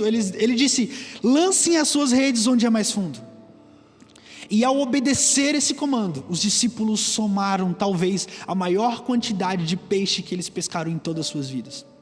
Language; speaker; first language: Portuguese; native; Portuguese